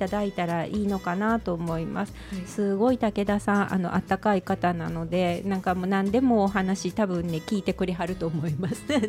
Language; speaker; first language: Japanese; native; Japanese